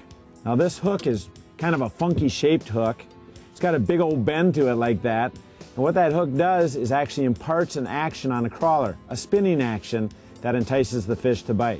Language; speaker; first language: English; native; English